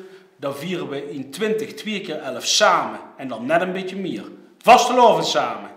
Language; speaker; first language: Dutch; native; Dutch